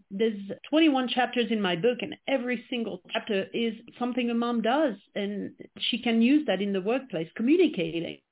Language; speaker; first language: English; non-native, fluent; French